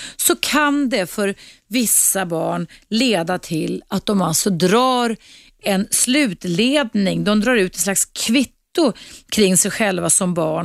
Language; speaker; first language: Swedish; native; Swedish